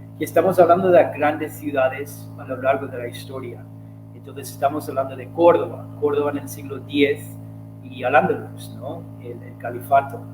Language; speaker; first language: Spanish; non-native, fluent; English